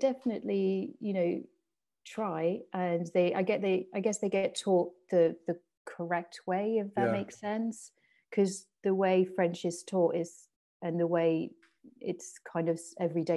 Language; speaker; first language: English; non-native, fluent; French